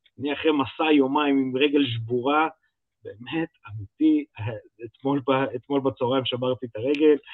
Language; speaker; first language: Hebrew; early bilingual, other home language; Russian